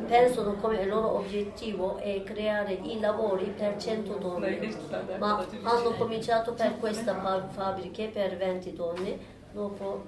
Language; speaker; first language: Italian; non-native, learner; Turkish